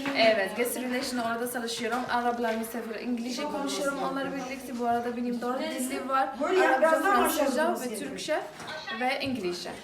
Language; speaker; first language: Turkish; non-native, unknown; Arabic